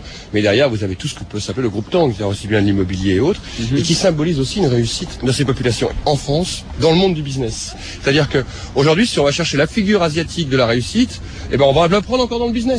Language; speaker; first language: French; native; French